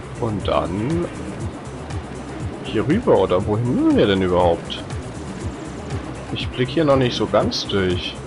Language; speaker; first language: German; native; German